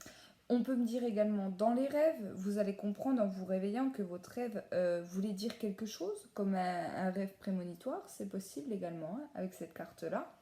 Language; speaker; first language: French; native; French